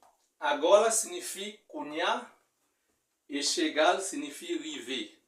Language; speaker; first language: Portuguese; non-native, fluent; Haitian Creole